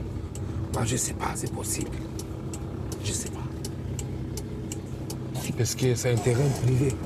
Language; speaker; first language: French; non-native, learner; Romanian